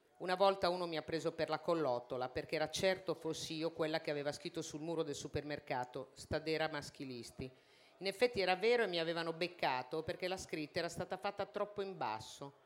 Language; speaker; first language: Italian; native; Italian